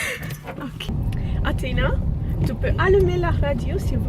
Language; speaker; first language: French; non-native, learner; Dutch